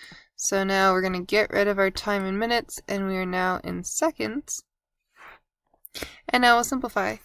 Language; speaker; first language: English; native; English